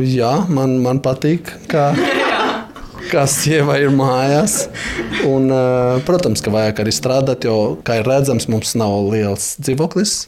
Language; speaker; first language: Latvian; non-native, fluent; Albanian